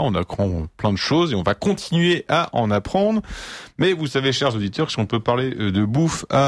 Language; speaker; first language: French; native; French